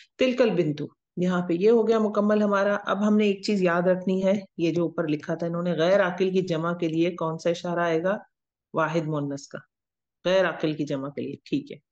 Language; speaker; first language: Urdu; native; Urdu